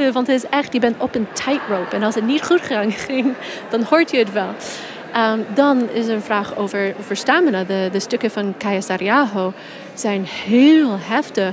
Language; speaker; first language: Dutch; non-native, fluent; English